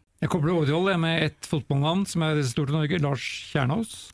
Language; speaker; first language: Norwegian; native; Norwegian